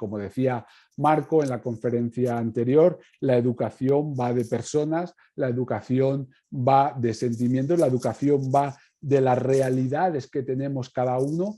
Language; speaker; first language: Spanish; native; Spanish